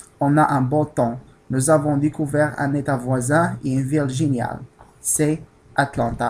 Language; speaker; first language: French; non-native, learner; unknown